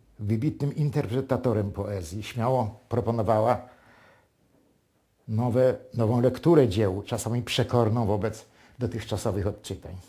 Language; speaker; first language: Polish; native; Polish